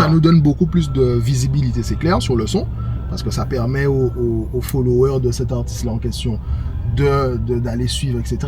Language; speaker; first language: French; native; French